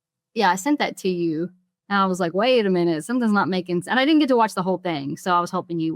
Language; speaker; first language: English; native; English